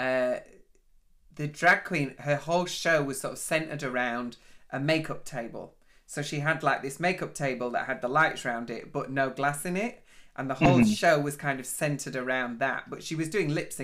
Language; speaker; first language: English; native; English